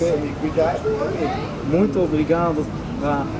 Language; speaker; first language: Portuguese; non-native, learner; Dutch